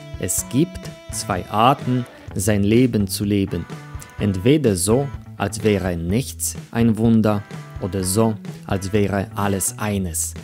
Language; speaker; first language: German; non-native, fluent; Polish